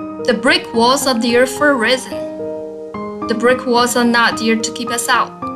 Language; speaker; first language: English; non-native, fluent; Chinese